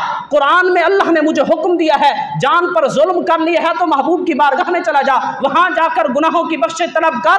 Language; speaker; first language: Urdu; native; Urdu